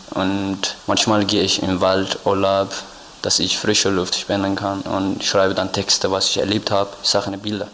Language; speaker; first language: German; non-native, learner; Tigrinya